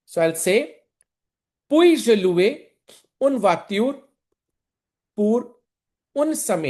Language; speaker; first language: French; non-native, fluent; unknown